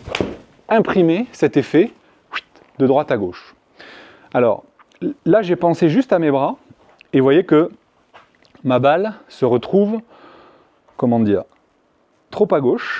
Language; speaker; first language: French; native; French